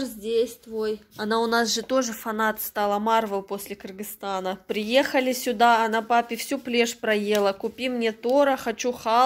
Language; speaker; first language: Russian; native; Russian